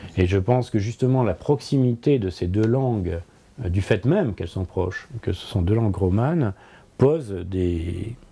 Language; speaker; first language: French; native; French